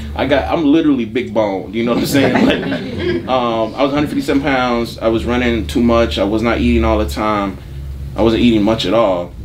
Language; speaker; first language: English; native; English